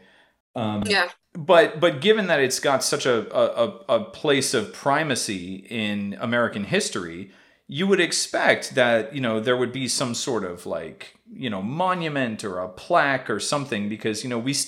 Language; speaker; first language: English; native; English